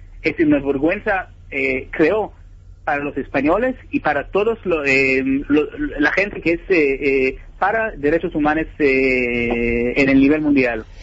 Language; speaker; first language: Spanish; non-native, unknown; Hebrew